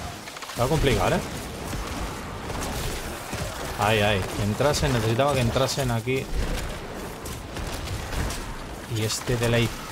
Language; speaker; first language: Spanish; native; Spanish